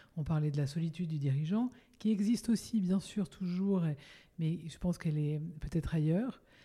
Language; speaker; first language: French; native; French